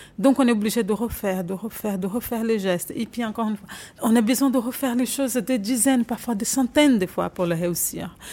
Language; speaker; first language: French; non-native, fluent; Portuguese